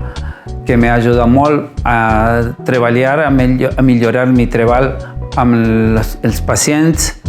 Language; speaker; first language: Catalan; non-native, learner; Spanish